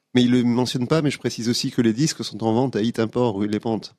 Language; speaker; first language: French; native; French